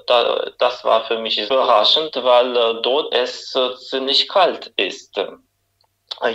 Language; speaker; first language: German; non-native, fluent; Russian